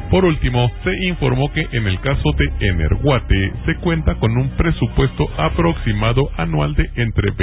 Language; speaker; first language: Spanish; native; Spanish